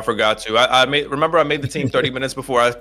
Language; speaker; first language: English; native; English